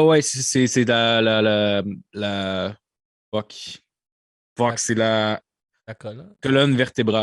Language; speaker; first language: French; native; French